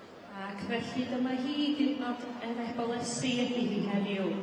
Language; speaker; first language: Welsh; native; Welsh